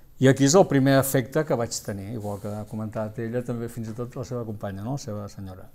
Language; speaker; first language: Catalan; non-native, local second language; Spanish